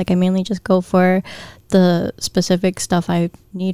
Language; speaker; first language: English; early bilingual, other home language; Filipino